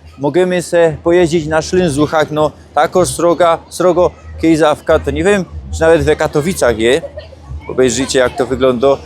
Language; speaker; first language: Polish; native; Polish